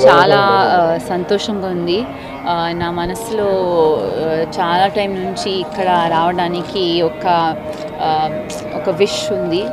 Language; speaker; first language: Telugu; non-native, learner; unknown